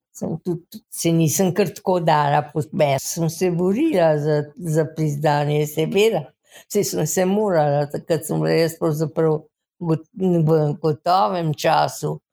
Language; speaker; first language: Slovenian; native; Slovenian